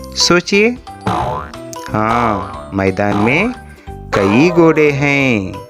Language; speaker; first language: Hindi; non-native, local second language; Telugu